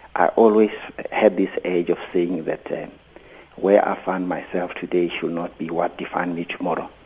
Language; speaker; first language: English; non-native, local second language; Venda